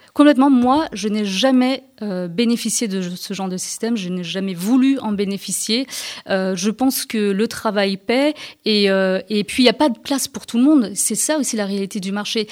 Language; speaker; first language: French; early bilingual, other home language; Turkish